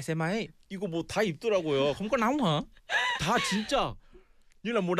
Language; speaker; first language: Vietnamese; non-native, fluent; Korean